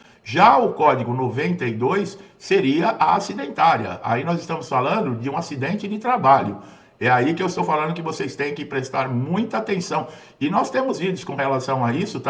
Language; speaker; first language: Portuguese; native; Portuguese